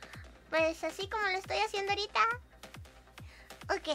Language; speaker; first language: Spanish; native; Spanish